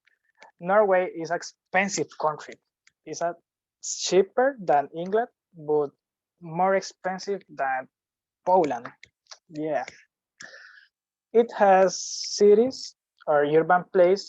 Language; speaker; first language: English; non-native, learner; Spanish